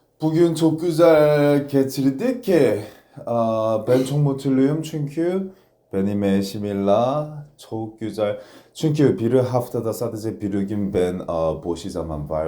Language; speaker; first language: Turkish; non-native, learner; Korean